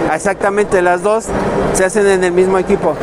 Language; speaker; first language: Spanish; native; Spanish